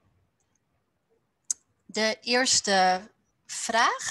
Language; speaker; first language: Dutch; native; Dutch